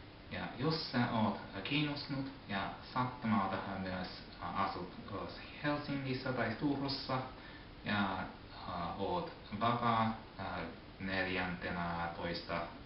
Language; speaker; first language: Finnish; non-native, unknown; Japanese